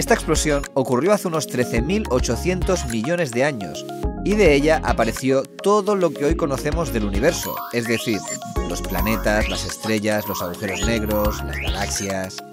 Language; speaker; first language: Spanish; native; Spanish